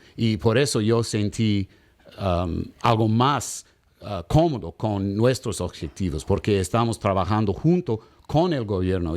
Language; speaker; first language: Spanish; non-native, learner; English